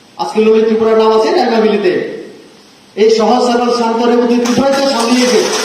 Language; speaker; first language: Bangla; non-native, local second language; Kok Borok